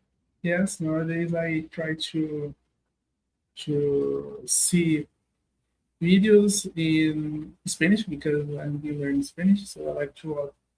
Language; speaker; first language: English; non-native, learner; Portuguese